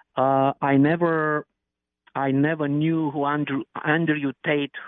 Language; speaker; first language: English; non-native, fluent; Romanian